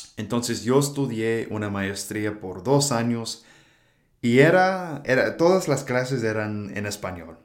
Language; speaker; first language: Spanish; non-native, fluent; English